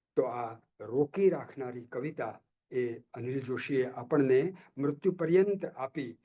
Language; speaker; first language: Gujarati; native; Gujarati